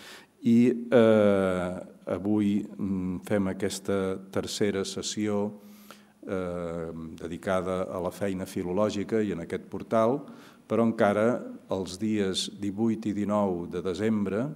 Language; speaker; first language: Catalan; native; Catalan